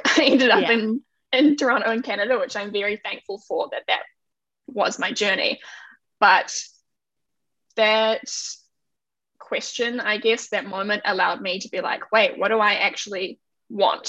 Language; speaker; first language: English; native; English